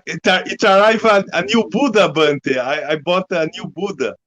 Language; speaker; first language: English; non-native, learner; Portuguese